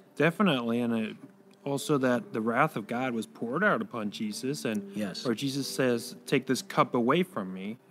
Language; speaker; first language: English; non-native, fluent; Danish